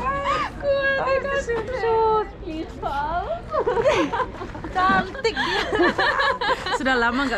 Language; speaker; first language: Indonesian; early bilingual, heritage; Indonesian